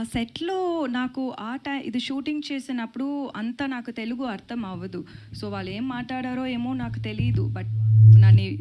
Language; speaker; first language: Telugu; non-native, learner; Tamil